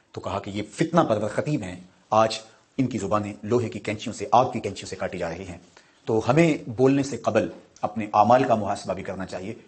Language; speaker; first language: Urdu; non-native, local second language; Punjabi